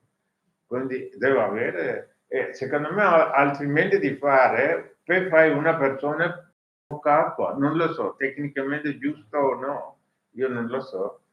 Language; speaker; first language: Italian; non-native, learner; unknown